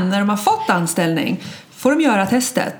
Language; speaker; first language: Swedish; native; Swedish